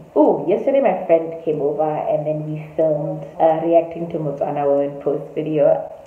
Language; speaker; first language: English; non-native, local second language; Tswana